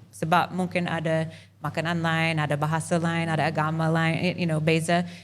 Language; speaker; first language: Malay; non-native, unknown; English